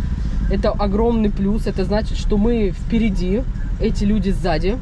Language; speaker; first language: Russian; native; Russian